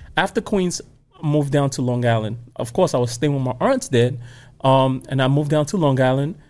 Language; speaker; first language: English; non-native, local second language; Igbo